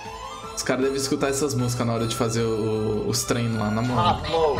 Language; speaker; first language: Portuguese; native; Portuguese